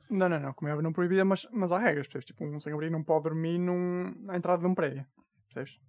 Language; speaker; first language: Portuguese; native; Portuguese